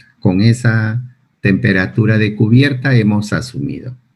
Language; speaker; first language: Spanish; native; Spanish